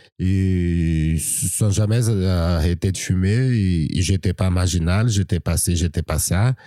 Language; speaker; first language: French; non-native, fluent; Portuguese